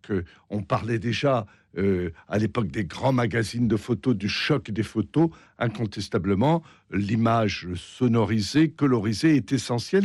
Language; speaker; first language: French; native; French